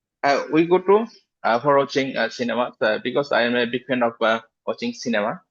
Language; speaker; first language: English; non-native, learner; Bangla